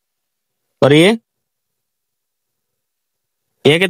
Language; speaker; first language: Hindi; non-native, learner; Bangla